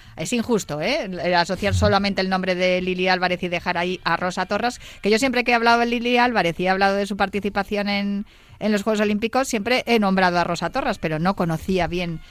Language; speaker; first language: Spanish; native; Spanish